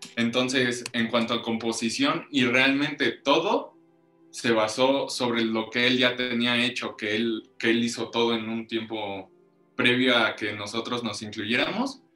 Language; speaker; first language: Spanish; native; Spanish